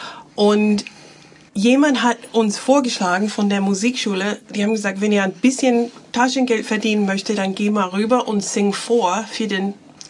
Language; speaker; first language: German; non-native, fluent; English